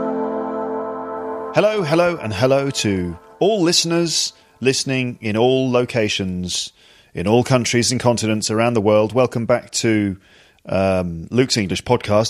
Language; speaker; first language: English; native; English